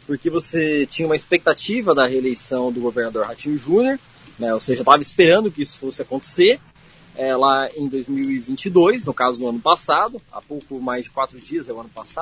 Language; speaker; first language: Portuguese; native; Portuguese